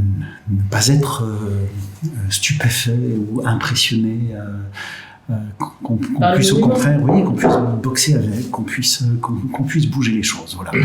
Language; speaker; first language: French; native; French